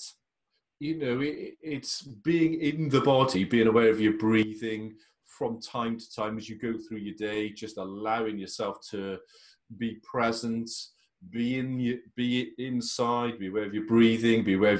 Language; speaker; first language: English; native; English